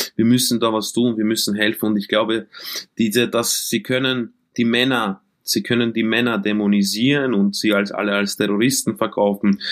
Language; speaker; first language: German; early bilingual, other home language; Croatian